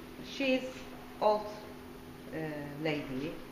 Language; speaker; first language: English; non-native, learner; Turkish